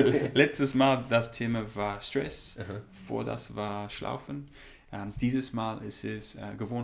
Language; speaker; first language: German; non-native, learner; English